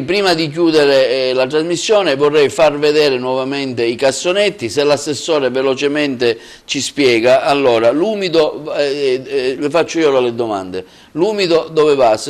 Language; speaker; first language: Italian; native; Italian